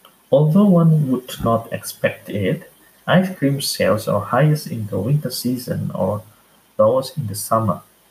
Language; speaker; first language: English; non-native, fluent; Indonesian